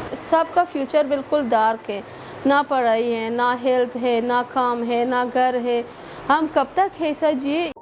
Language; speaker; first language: Hindi; non-native, fluent; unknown